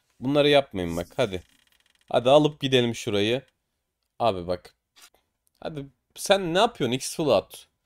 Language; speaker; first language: Turkish; native; Turkish